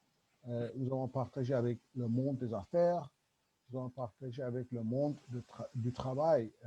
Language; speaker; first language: French; non-native, learner; Turkish